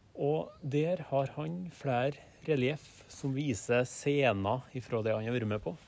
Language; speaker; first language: Norwegian; native; Norwegian